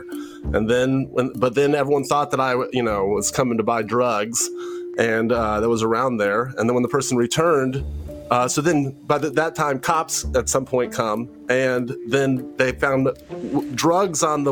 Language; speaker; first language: English; native; English